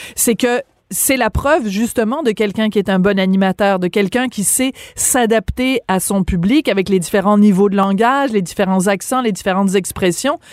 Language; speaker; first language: French; native; French